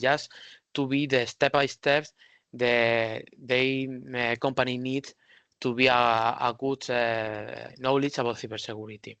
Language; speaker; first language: English; non-native, learner; Spanish